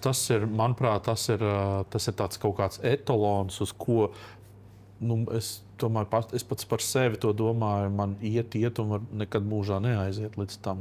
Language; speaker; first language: Latvian; native; Latvian